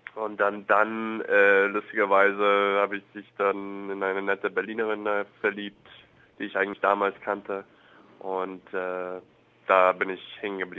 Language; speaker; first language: German; non-native, fluent; English